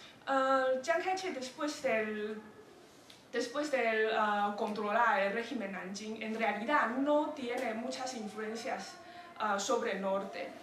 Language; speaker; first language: Spanish; non-native, fluent; Chinese